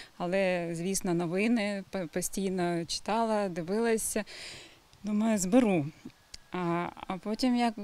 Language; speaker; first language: Ukrainian; non-native, local second language; Russian